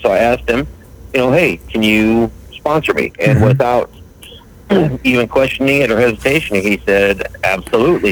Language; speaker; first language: English; native; English